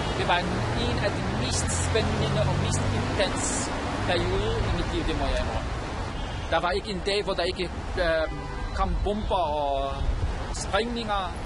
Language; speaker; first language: Danish; non-native, fluent; Arabic